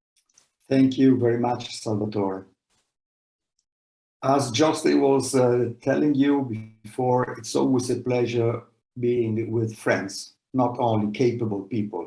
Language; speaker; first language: English; non-native, fluent; Italian